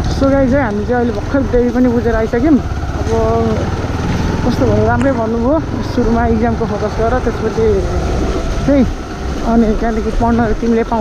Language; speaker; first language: Nepali; native; Nepali